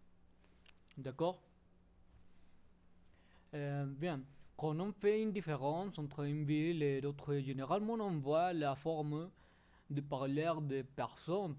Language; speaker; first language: French; non-native, learner; Spanish